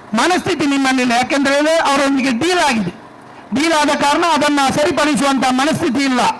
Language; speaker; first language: Kannada; non-native, local second language; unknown